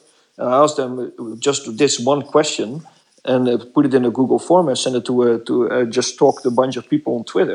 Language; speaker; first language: English; non-native, fluent; Dutch